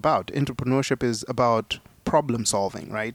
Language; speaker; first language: English; non-native, local second language; Shona